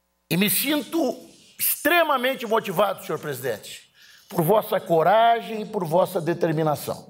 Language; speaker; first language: Portuguese; native; Portuguese